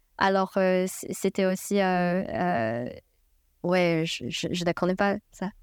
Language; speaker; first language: French; non-native, fluent; Chinese